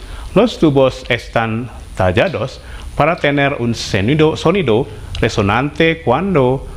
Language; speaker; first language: Spanish; non-native, fluent; Indonesian